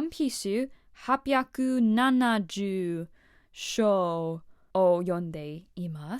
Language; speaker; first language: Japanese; non-native, learner; English